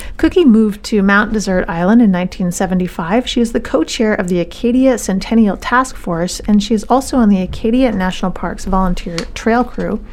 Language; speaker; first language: English; native; English